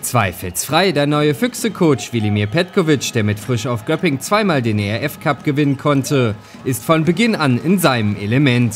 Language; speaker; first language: German; native; German